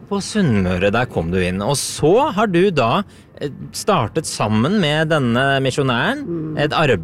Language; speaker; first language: Norwegian; native; Norwegian